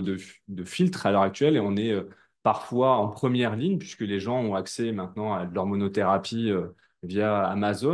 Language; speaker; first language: French; native; French